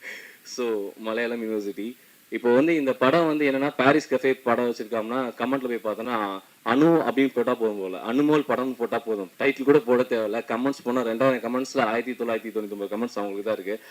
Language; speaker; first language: Tamil; native; Tamil